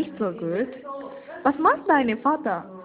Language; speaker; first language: German; non-native, learner; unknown